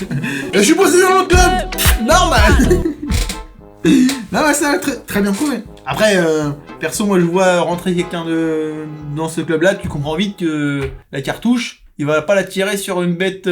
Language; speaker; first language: French; native; French